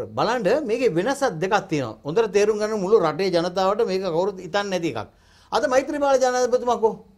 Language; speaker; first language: Sinhala; non-native, local second language; Tamil